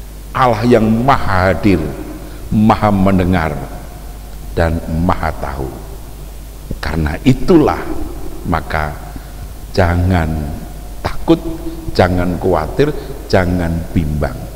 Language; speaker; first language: Indonesian; native; Indonesian